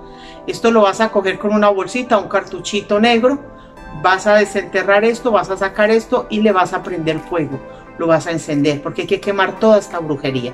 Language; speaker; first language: Spanish; native; Spanish